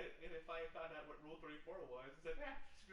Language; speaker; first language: English; native; English